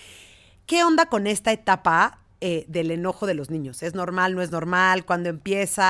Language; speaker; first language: Spanish; native; Spanish